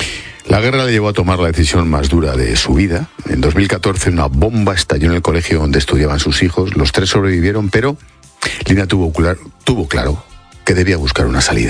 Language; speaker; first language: Spanish; native; Spanish